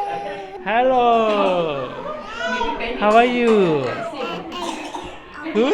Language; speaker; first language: English; non-native, learner; Korean